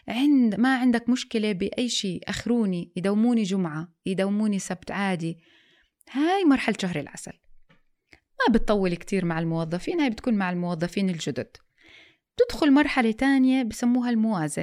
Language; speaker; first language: Arabic; native; Arabic